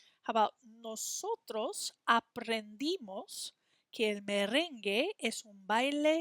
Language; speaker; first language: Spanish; non-native, fluent; English